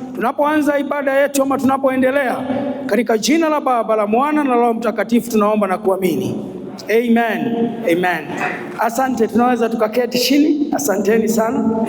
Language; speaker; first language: Swahili; non-native, local second language; Kikuyu